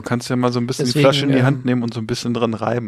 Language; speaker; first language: German; native; German